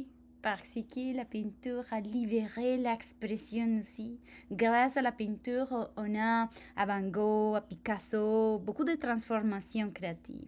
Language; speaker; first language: French; non-native, fluent; Spanish